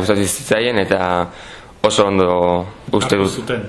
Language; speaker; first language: Basque; non-native, local second language; Spanish